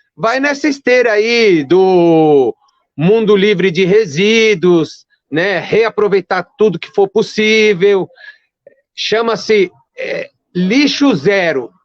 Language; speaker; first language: Portuguese; early bilingual, other home language; Arabic